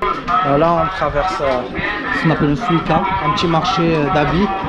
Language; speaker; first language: French; native; French